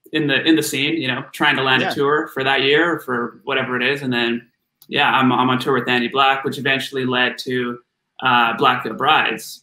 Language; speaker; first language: English; native; English